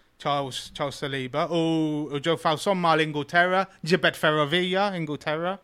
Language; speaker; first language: Maltese; early bilingual, heritage; Maltese